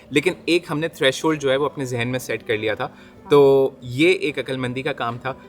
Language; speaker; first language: Urdu; native; Urdu